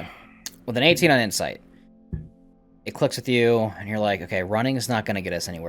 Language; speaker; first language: English; native; English